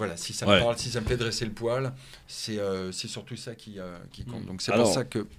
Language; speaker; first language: French; native; French